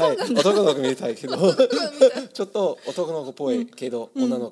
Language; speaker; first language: Japanese; non-native, learner; English